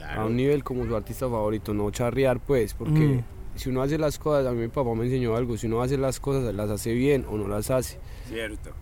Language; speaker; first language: Spanish; native; Spanish